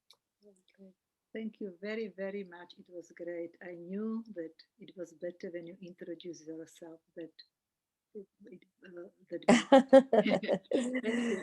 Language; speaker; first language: English; non-native, fluent; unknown